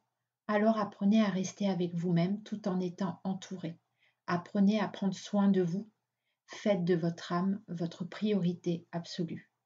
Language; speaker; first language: French; native; French